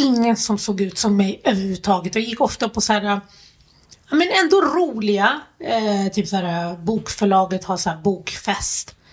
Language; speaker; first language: Swedish; early bilingual, other home language; Arabic